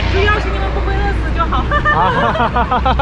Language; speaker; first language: Chinese; native; Chinese